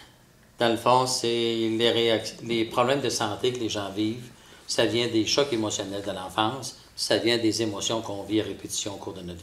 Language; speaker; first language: French; native; French